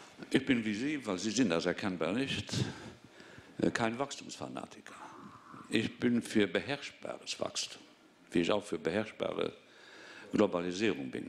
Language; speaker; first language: German; non-native, local second language; Luxembourgish